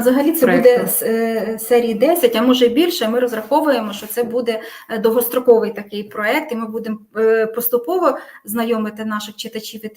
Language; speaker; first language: Ukrainian; native; Ukrainian